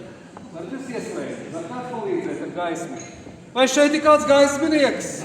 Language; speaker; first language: Latvian; native; Latvian